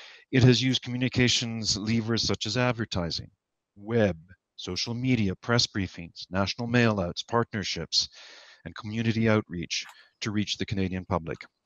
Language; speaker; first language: English; native; English